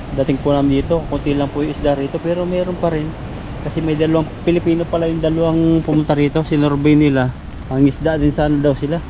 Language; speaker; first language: Filipino; native; Filipino